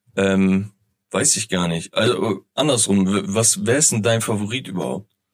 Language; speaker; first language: German; early bilingual, other home language; Turkish